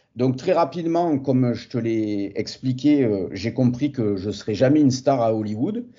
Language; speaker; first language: French; native; French